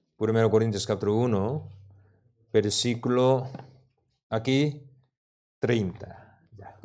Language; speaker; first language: Spanish; non-native, learner; Korean